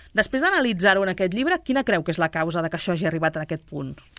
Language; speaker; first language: Catalan; native; Catalan